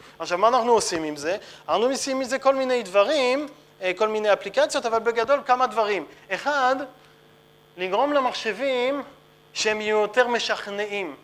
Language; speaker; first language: Hebrew; non-native, fluent; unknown